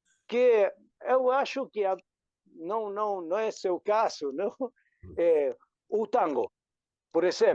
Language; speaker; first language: Portuguese; non-native, learner; Spanish